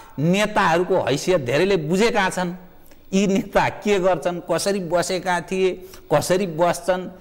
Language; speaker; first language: Nepali; native; Nepali